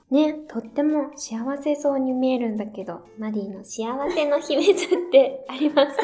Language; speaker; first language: Japanese; native; Japanese